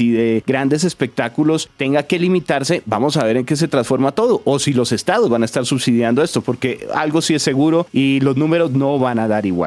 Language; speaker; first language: Spanish; native; Spanish